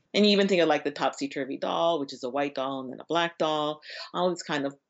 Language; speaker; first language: English; native; English